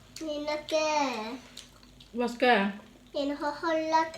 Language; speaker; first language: Swedish; early bilingual, other home language; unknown